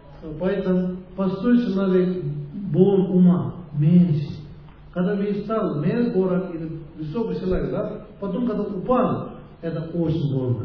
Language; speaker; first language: Russian; non-native, learner; Tibetan